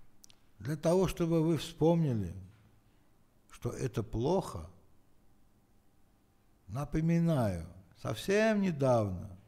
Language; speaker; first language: Russian; non-native, fluent; Armenian